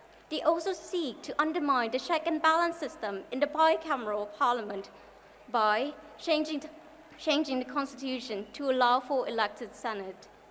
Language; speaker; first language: English; non-native, fluent; Thai